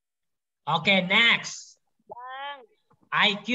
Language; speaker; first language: English; non-native, fluent; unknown